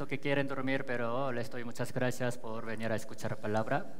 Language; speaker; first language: Spanish; native; Spanish